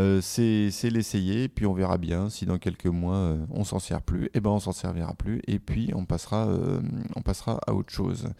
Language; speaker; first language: French; native; French